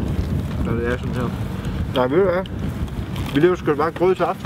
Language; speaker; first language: Danish; native; Danish